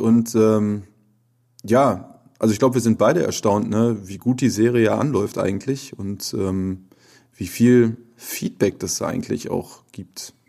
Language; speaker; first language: German; native; German